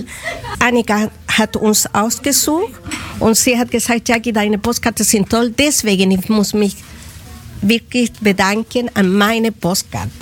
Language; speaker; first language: German; non-native, fluent; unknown